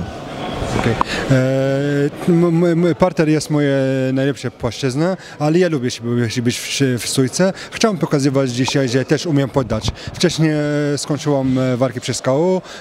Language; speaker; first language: Polish; non-native, learner; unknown